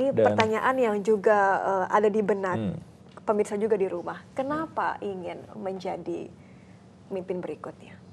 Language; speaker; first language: Indonesian; native; Indonesian